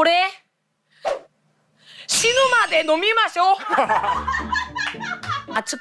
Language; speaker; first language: Japanese; non-native, learner; Korean